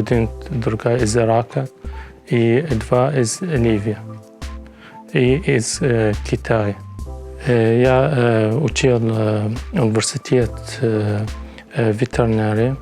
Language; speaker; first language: Russian; non-native, learner; Arabic